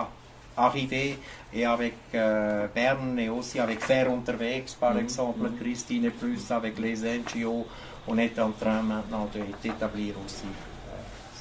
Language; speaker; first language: French; non-native, fluent; German